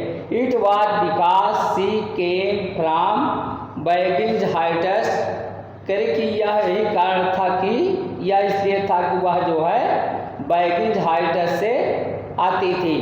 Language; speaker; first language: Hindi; native; Hindi